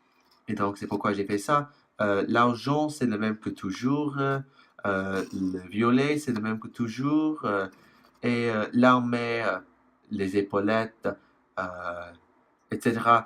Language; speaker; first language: French; non-native, fluent; English